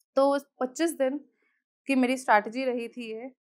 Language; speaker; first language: Hindi; native; Hindi